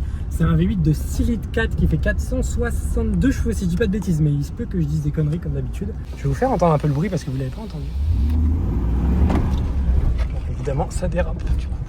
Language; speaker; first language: French; native; French